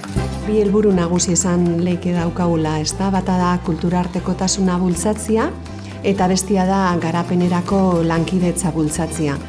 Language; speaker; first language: Basque; native; Basque